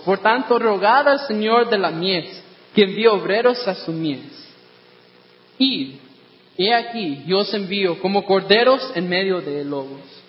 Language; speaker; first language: Spanish; non-native, fluent; English